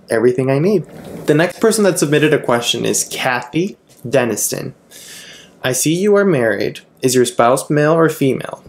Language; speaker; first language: English; non-native, fluent; Spanish